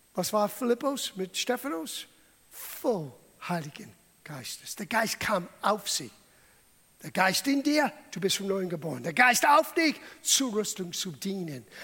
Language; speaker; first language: German; non-native, fluent; English